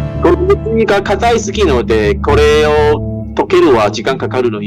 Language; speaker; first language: Japanese; non-native, learner; Chinese